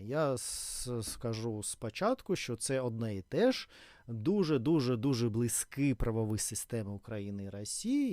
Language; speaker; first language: Ukrainian; non-native, fluent; Russian